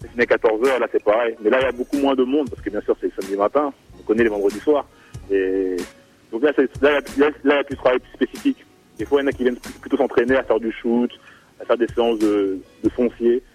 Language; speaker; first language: French; native; French